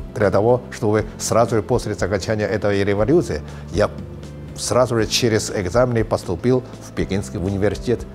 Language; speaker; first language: Russian; non-native, fluent; Chinese